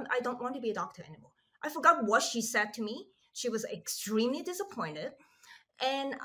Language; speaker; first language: English; non-native, local second language; Cantonese